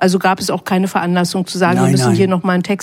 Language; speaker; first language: German; native; German